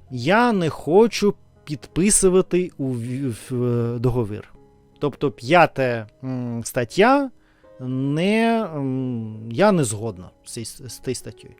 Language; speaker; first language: Ukrainian; non-native, learner; Russian